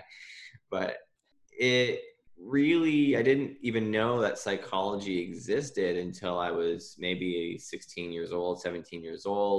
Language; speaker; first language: English; native; English